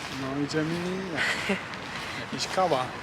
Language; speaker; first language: Polish; non-native, learner; Turkish